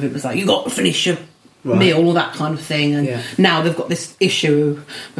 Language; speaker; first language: English; native; English